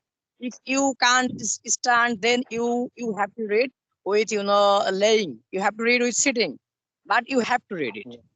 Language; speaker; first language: English; non-native, learner; Bangla